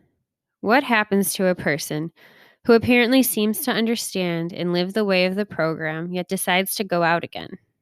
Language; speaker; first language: English; native; English